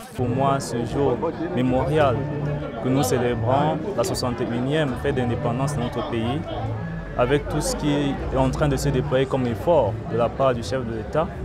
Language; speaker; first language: French; non-native, local second language; Sango